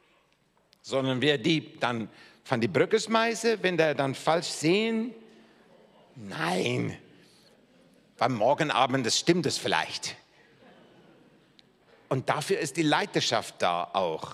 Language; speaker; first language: German; non-native, fluent; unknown